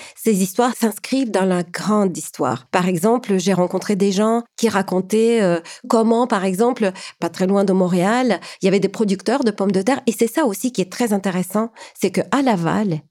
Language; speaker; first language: French; non-native, fluent; Ukrainian